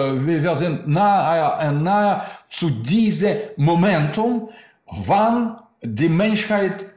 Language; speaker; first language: German; non-native, learner; Russian